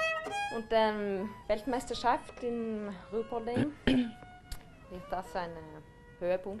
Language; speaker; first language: German; non-native, learner; Norwegian